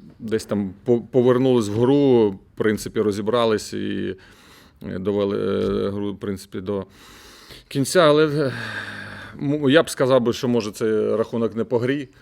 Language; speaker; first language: Ukrainian; native; Ukrainian